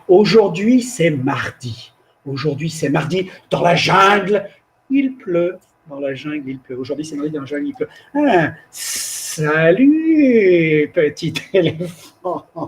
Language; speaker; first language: French; non-native, fluent; English